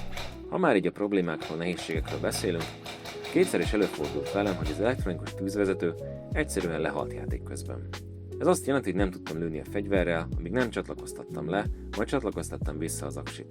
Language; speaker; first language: Hungarian; native; Hungarian